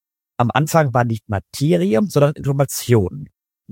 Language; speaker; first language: German; native; German